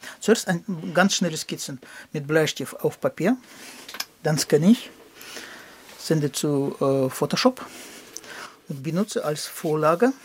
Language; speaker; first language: German; non-native, fluent; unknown